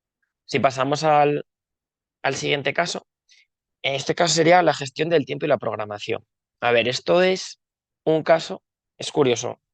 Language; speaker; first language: Spanish; native; Spanish